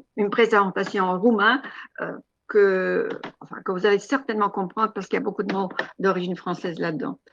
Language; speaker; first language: French; non-native, fluent; Romanian